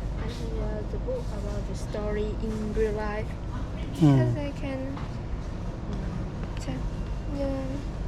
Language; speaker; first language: English; non-native, learner; Vietnamese